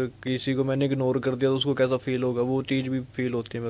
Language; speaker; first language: Hindi; non-native, local second language; Punjabi